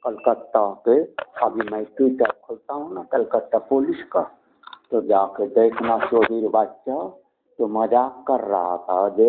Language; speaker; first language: Hindi; non-native, local second language; Bangla